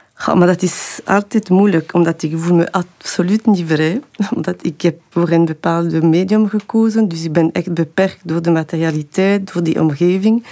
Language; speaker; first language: Dutch; non-native, local second language; French